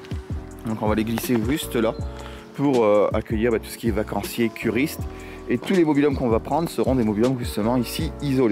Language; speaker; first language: French; native; French